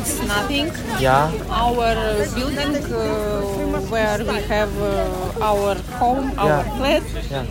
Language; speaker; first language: English; non-native, learner; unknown